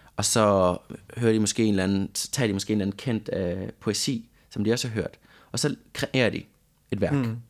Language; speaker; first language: Danish; non-native, fluent; Spanish